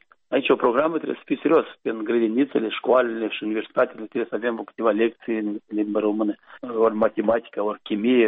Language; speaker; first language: Romanian; non-native, local second language; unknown